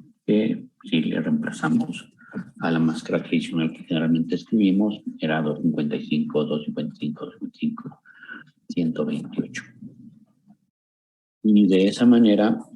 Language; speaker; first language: Spanish; native; Spanish